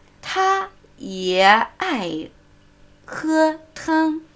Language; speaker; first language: Chinese; non-native, fluent; German